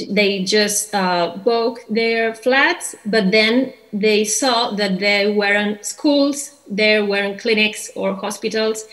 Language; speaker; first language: English; non-native, fluent; Catalan